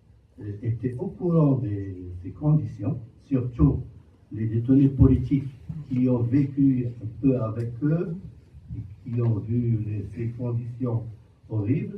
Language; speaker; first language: French; non-native, local second language; Arabic